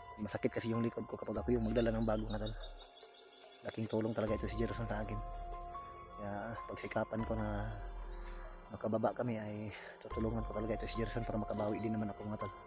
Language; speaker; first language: Filipino; non-native, local second language; Cebuano